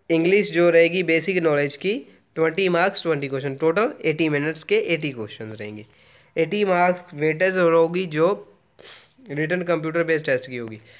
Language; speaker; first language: Hindi; non-native, local second language; Punjabi